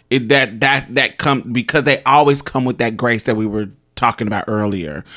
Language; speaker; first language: English; native; English